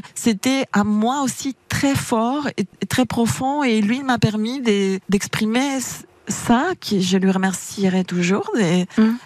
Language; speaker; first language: French; non-native, fluent; Spanish